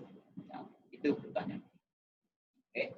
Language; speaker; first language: Indonesian; non-native, fluent; Japanese